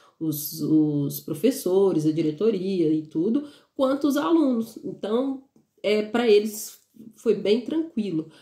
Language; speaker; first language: Portuguese; native; Portuguese